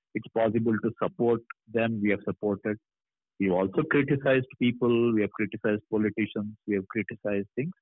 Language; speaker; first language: English; non-native, local second language; Kannada